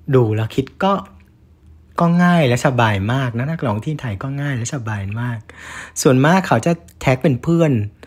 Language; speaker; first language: Thai; non-native, fluent; Vietnamese